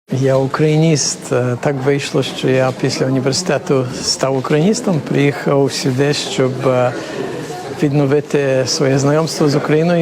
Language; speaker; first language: Ukrainian; early bilingual, heritage; Ukrainian